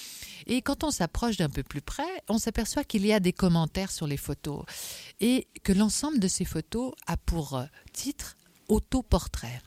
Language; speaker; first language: French; native; French